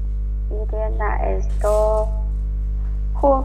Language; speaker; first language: Russian; non-native, learner; Vietnamese